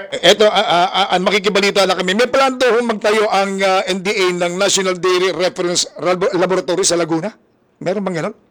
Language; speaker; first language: Filipino; native; Filipino